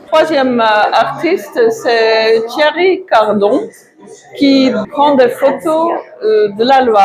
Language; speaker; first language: French; non-native, fluent; Dutch